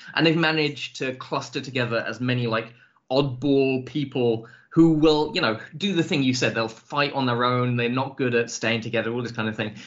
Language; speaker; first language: English; native; English